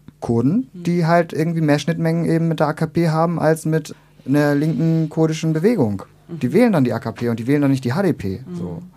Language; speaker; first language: German; early bilingual, other home language; Turkish